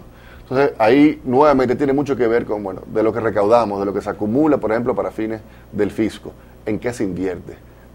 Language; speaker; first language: Spanish; native; Spanish